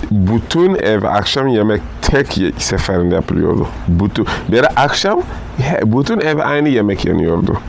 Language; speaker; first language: Turkish; non-native, learner; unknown